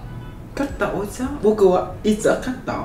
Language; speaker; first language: Japanese; non-native, learner; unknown